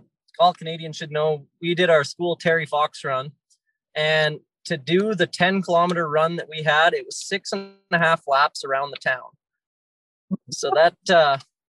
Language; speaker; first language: English; native; English